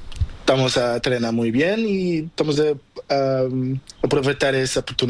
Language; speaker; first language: Spanish; non-native, learner; Portuguese